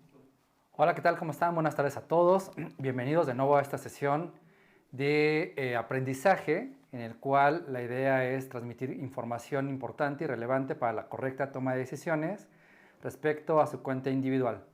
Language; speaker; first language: Spanish; native; Spanish